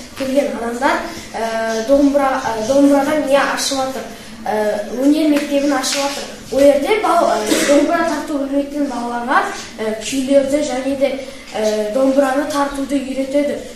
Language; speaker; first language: Kazakh; non-native, local second language; Russian